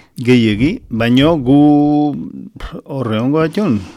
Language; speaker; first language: Basque; native; Basque